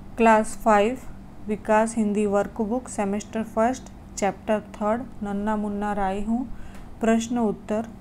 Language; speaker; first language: Hindi; non-native, local second language; Gujarati